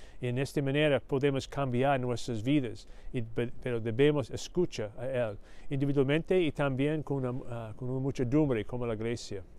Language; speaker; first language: Spanish; non-native, learner; English